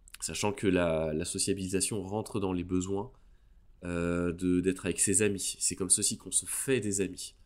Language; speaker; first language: French; native; French